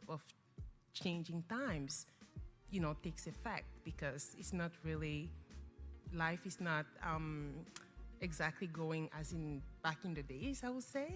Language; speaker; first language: English; non-native, local second language; French